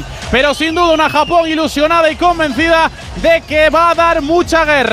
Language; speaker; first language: Spanish; native; Spanish